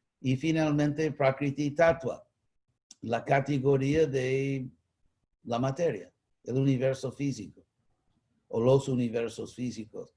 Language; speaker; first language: Spanish; non-native, fluent; English